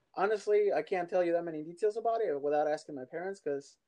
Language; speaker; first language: English; early bilingual, other home language; Spanish